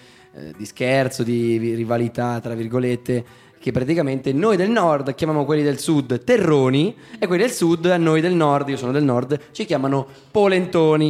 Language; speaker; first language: Italian; native; Italian